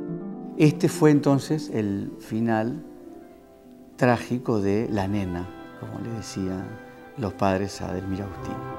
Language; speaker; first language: Spanish; native; Spanish